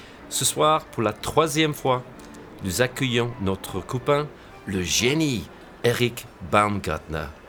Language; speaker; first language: French; non-native, learner; English